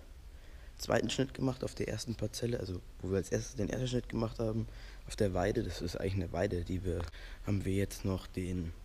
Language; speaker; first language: German; native; German